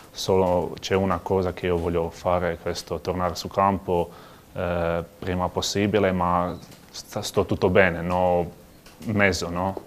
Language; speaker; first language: Italian; non-native, learner; Croatian